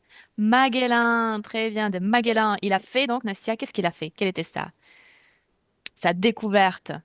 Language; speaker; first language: French; non-native, fluent; Russian